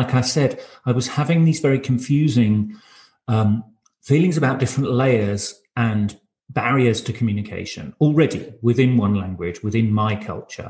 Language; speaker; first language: English; native; English